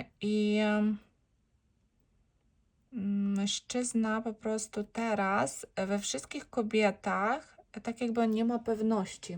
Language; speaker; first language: Polish; non-native, learner; Ukrainian